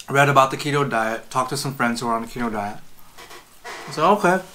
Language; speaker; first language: English; native; English